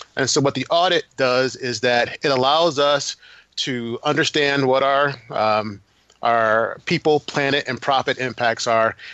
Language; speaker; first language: English; native; English